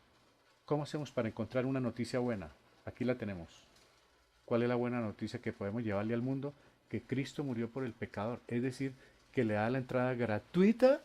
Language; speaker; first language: Spanish; native; Spanish